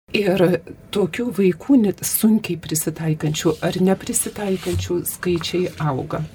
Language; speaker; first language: Lithuanian; native; Lithuanian